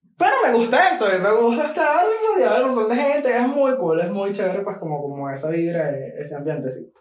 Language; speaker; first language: Spanish; native; Spanish